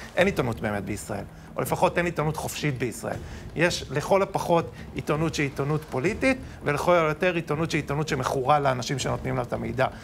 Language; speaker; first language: Hebrew; native; Hebrew